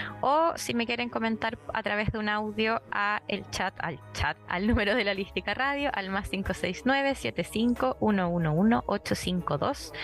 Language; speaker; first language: Spanish; native; Spanish